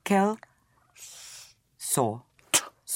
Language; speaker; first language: French; non-native, learner; English